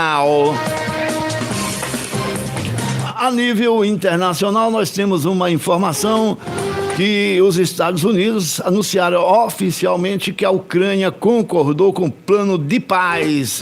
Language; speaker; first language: Portuguese; native; Portuguese